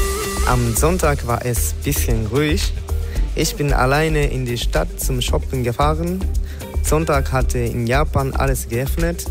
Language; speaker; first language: German; non-native, learner; Japanese